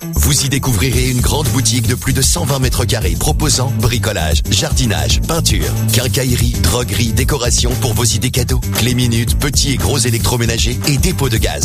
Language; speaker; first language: French; native; French